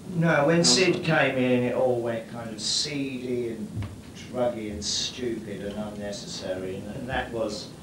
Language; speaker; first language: English; native; English